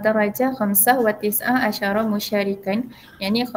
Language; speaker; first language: Arabic; non-native, learner; Malay